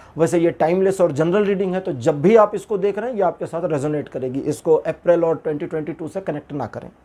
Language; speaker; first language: Hindi; native; Hindi